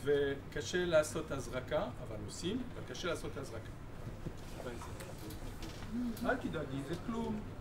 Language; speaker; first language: Hebrew; non-native, fluent; French